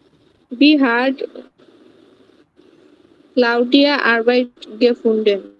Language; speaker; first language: German; non-native, learner; Bangla